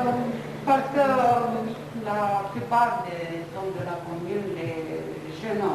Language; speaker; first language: French; non-native, fluent; Romanian